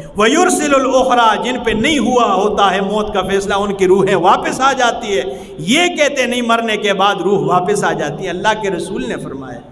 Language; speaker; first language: Urdu; non-native, local second language; Pashto